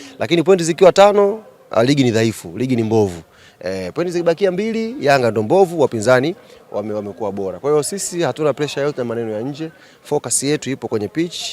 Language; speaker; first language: Swahili; native; Swahili